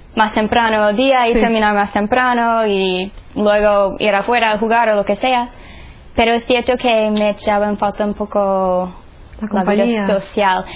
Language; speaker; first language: Spanish; non-native, fluent; English